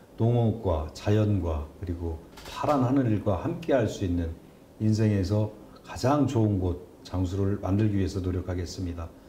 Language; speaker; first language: Korean; native; Korean